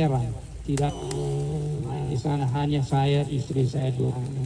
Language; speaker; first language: Indonesian; non-native, fluent; English